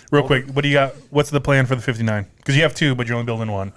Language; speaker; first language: English; native; English